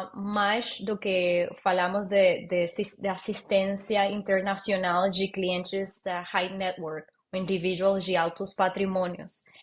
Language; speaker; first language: Portuguese; non-native, learner; Spanish